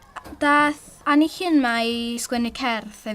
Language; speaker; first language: Welsh; native; Welsh